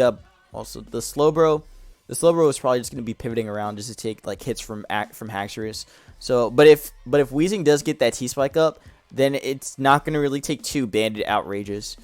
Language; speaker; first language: English; native; English